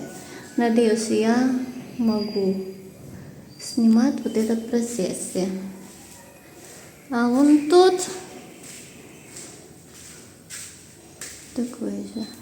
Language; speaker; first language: Russian; non-native, learner; Filipino